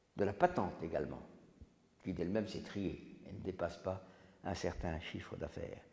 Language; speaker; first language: French; native; French